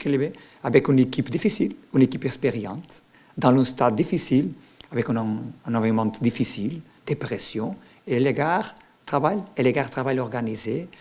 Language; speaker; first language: French; non-native, learner; Portuguese